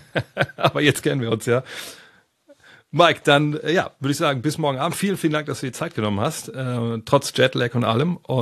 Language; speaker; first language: German; native; German